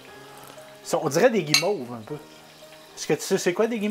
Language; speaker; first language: French; native; French